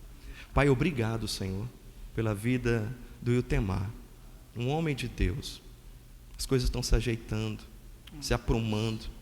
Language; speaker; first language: Portuguese; native; Portuguese